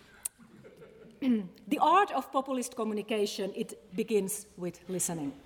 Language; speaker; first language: English; non-native, fluent; Finnish